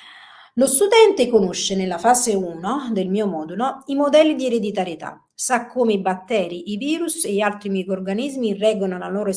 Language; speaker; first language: Italian; native; Italian